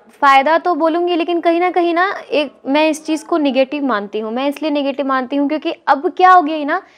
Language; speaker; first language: Hindi; native; Hindi